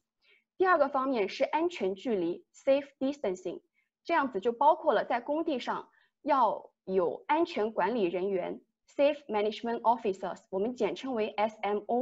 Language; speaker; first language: Chinese; native; Chinese